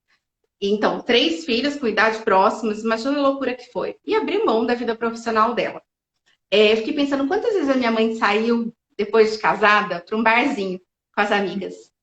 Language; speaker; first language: Portuguese; native; Portuguese